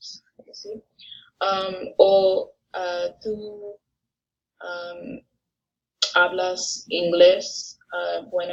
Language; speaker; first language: Spanish; non-native, learner; English